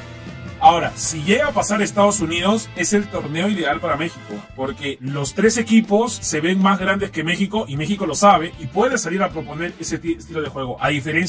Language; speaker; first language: Spanish; native; Spanish